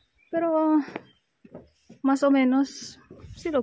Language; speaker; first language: Spanish; non-native, learner; Filipino